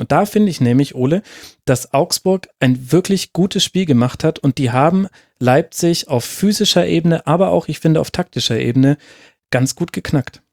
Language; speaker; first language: German; native; German